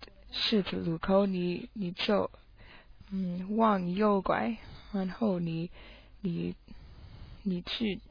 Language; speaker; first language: Chinese; non-native, learner; English